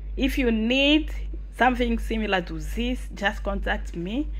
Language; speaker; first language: English; non-native, fluent; Swahili